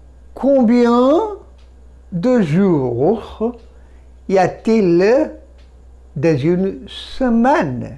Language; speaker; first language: French; non-native, fluent; Bangla